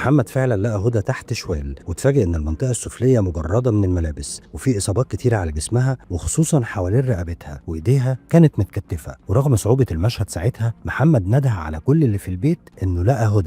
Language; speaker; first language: Arabic; native; Arabic